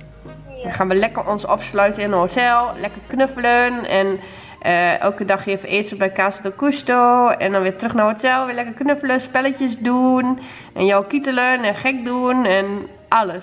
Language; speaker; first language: Dutch; native; Dutch